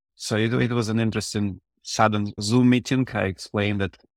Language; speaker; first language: English; non-native, fluent; Russian